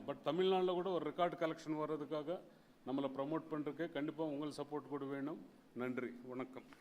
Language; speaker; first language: Tamil; non-native, learner; Telugu